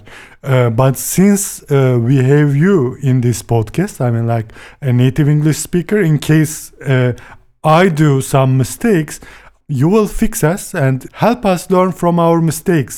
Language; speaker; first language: English; non-native, fluent; Turkish